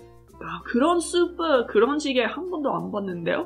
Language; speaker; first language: Korean; non-native, fluent; English